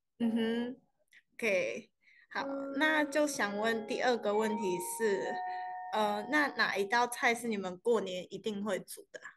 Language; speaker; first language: Chinese; native; Chinese